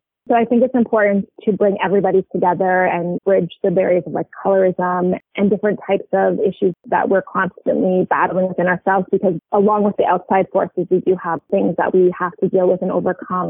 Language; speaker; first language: English; native; English